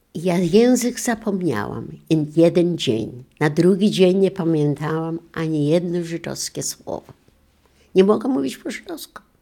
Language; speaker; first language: Polish; non-native, local second language; Yiddish